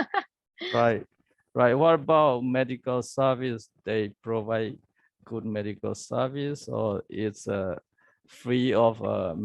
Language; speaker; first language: English; non-native, learner; Burmese